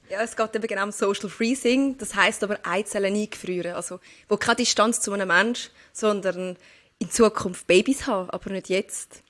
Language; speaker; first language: German; early bilingual, other home language; Turkish